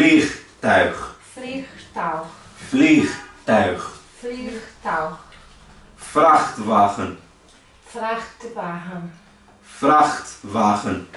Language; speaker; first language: Dutch; non-native, fluent; Portuguese